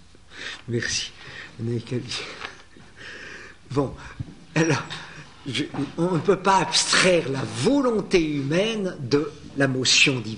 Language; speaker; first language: French; native; French